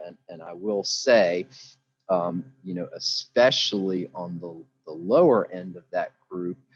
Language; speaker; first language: English; native; English